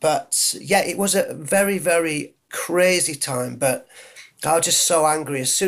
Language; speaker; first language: English; native; English